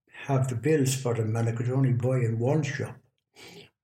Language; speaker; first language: English; native; English